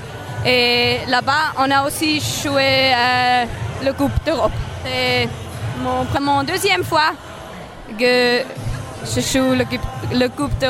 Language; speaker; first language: French; non-native, local second language; German